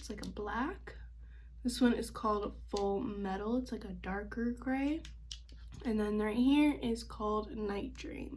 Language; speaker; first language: English; native; English